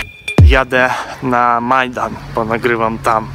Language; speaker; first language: Polish; non-native, fluent; Ukrainian